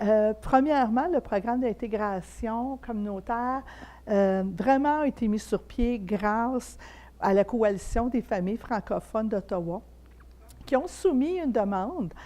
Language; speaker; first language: French; native; French